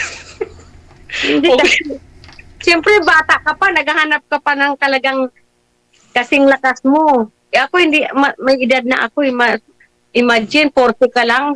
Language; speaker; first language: Filipino; non-native, local second language; Cebuano